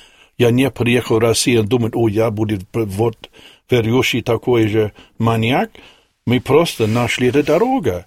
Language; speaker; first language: Russian; non-native, learner; English